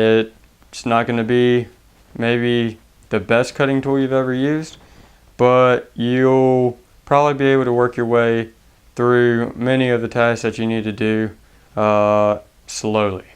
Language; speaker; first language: English; native; English